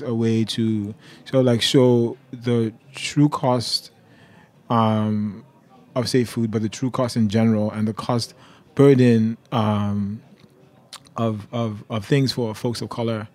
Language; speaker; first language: English; non-native, local second language; Yoruba